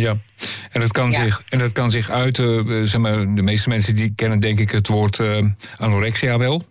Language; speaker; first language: Dutch; native; Dutch